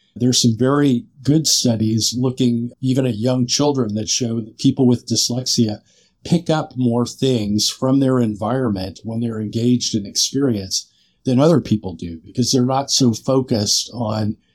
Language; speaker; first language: English; native; English